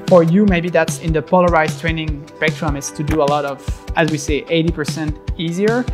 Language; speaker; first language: English; non-native, fluent; French